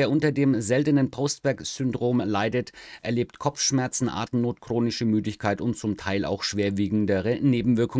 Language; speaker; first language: German; native; German